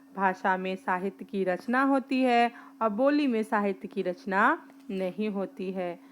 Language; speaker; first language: Hindi; native; Hindi